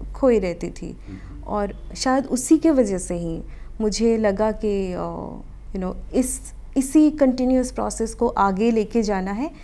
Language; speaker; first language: Hindi; non-native, local second language; Odia